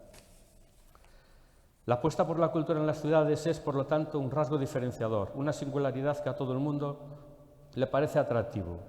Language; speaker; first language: Spanish; native; Spanish